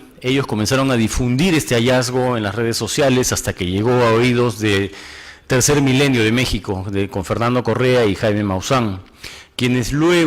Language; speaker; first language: Spanish; native; Spanish